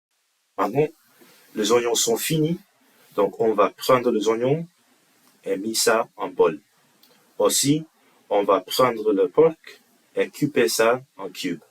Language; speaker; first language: French; non-native, learner; English